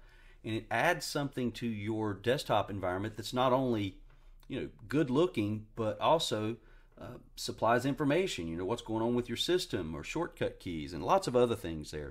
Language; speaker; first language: English; native; English